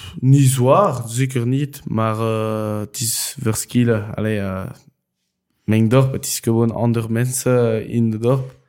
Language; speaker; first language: Dutch; non-native, local second language; French